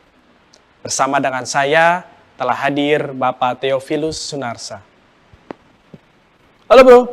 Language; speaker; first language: Indonesian; native; Indonesian